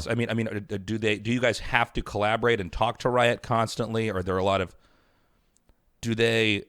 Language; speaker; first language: English; native; English